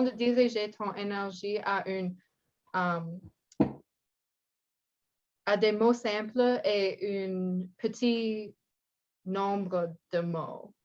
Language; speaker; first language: French; non-native, learner; English